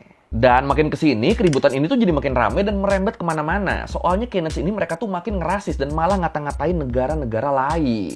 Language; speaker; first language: Indonesian; native; Indonesian